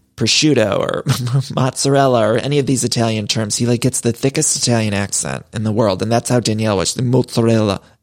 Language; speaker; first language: English; early bilingual, other home language; Italian